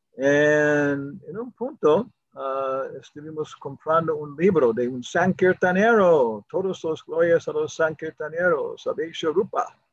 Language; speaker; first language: Spanish; non-native, learner; English